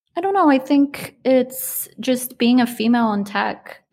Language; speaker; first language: English; early bilingual, other home language; Polish